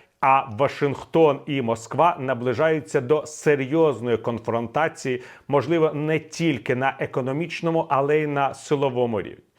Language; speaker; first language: Ukrainian; non-native, local second language; Russian